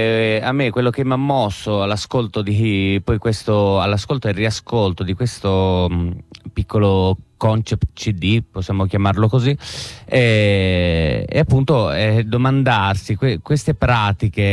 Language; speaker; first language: Italian; native; Italian